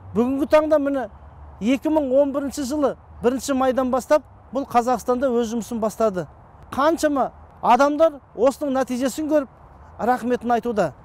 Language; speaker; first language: Kazakh; early bilingual, heritage; Kazakh